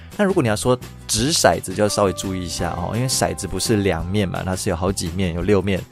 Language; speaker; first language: Chinese; early bilingual, other home language; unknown